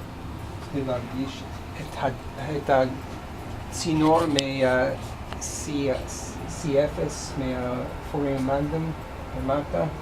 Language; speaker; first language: Hebrew; non-native, fluent; English